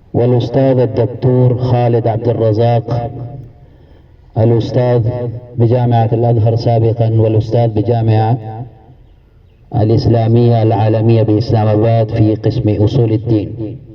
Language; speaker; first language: Arabic; non-native, fluent; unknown